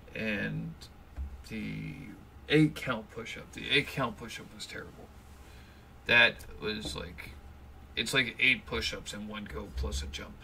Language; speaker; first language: English; native; English